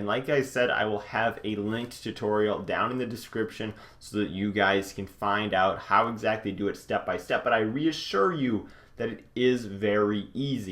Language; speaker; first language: English; native; English